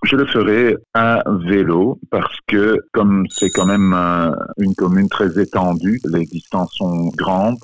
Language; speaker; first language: French; non-native, local second language; Dutch